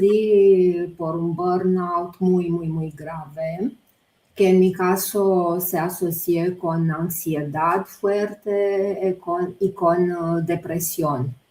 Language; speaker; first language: Spanish; non-native, fluent; Romanian